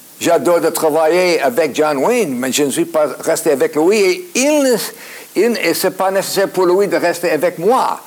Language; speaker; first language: French; non-native, fluent; English